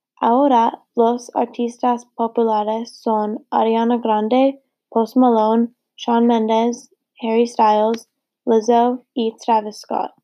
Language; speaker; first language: Spanish; non-native, learner; English